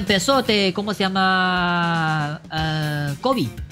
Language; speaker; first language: Spanish; non-native, learner; Chinese